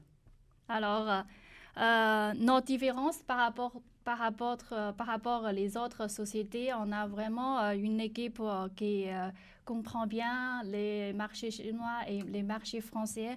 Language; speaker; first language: French; non-native, learner; Chinese